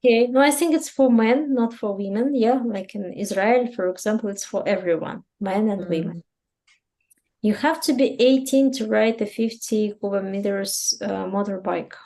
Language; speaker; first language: English; non-native, fluent; Russian